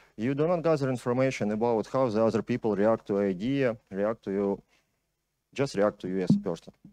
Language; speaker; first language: English; non-native, fluent; Ukrainian